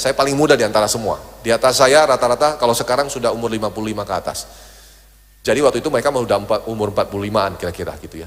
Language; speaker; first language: Indonesian; native; Indonesian